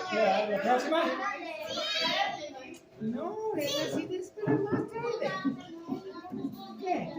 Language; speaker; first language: Spanish; non-native, learner; English